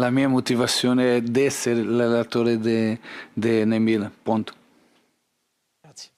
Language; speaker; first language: Italian; non-native, learner; Portuguese